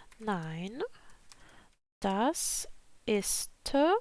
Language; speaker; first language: German; non-native, fluent; Ukrainian